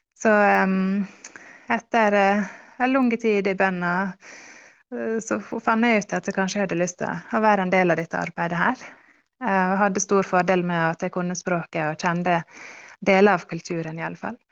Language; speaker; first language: Norwegian; early bilingual, heritage; Norwegian